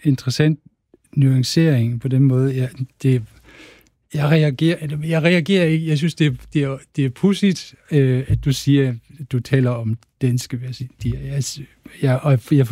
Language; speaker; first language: Danish; non-native, fluent; German